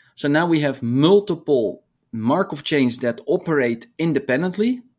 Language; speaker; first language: English; non-native, fluent; Dutch